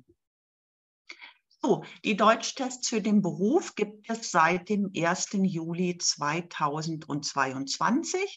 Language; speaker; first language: German; native; German